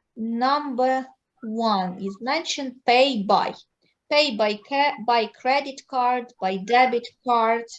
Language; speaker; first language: English; non-native, fluent; Ukrainian